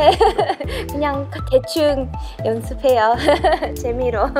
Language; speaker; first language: Korean; early bilingual, heritage; English